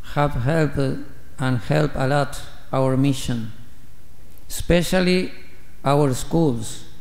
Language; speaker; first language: English; non-native, learner; Spanish